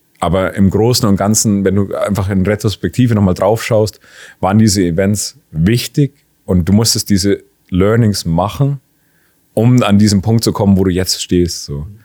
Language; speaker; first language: German; native; German